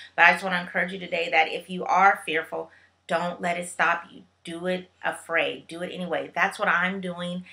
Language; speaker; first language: English; native; English